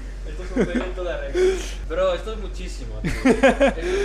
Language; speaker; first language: Spanish; native; Spanish